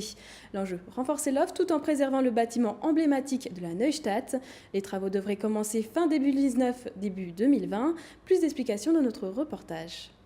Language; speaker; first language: French; native; French